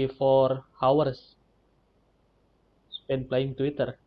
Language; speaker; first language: English; non-native, learner; Indonesian